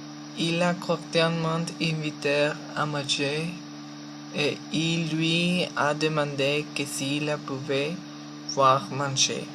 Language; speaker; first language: French; non-native, learner; Spanish